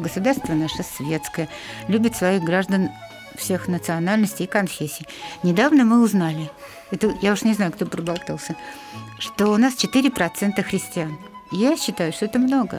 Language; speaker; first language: Russian; native; Russian